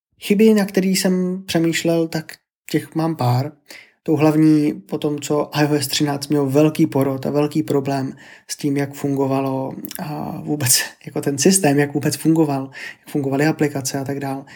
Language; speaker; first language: Czech; native; Czech